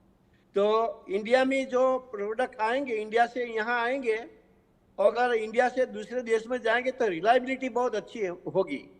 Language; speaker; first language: Hindi; non-native, local second language; Gujarati